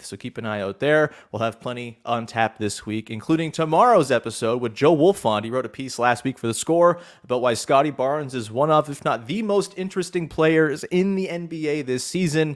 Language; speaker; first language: English; native; English